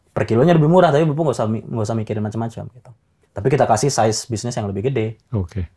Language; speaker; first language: Indonesian; native; Indonesian